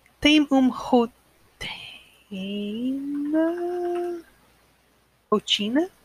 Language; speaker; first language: Portuguese; non-native, learner; English